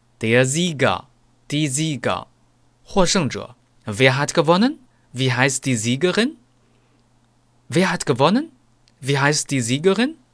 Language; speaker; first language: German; non-native, fluent; Chinese